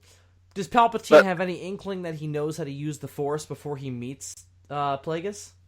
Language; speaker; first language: English; native; English